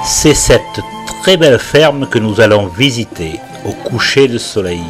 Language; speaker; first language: French; native; French